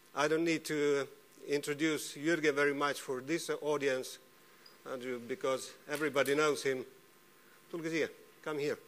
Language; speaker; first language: English; non-native, fluent; Estonian